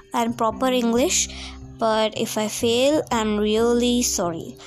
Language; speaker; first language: English; non-native, local second language; Kannada